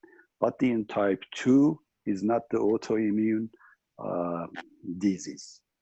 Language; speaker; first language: English; non-native, learner; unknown